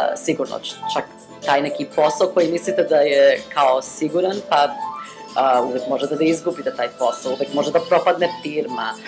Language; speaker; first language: Serbian; early bilingual, heritage; Serbian